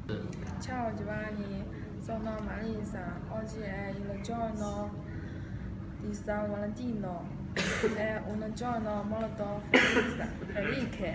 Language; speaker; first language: Italian; non-native, learner; Chinese